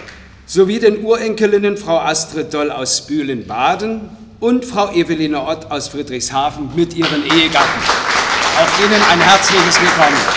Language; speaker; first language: German; native; German